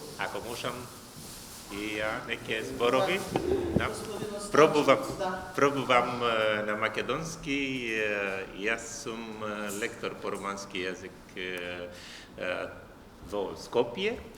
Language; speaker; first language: Macedonian; non-native, learner; Romanian